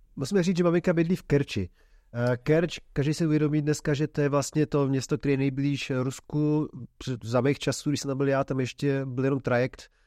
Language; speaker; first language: Czech; native; Czech